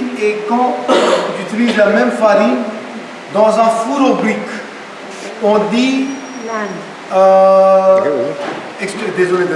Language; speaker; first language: French; non-native, fluent; Hindi